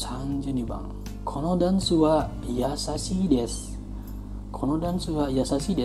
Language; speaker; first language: Japanese; non-native, fluent; Indonesian